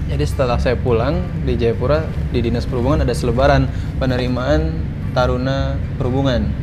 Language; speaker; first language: Indonesian; native; Indonesian